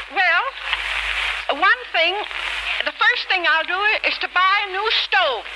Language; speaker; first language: English; native; English